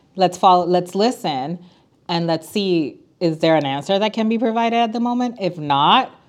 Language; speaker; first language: English; non-native, fluent; Spanish